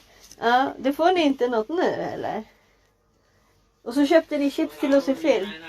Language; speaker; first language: Swedish; native; Swedish